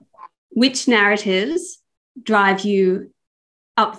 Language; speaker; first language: English; native; English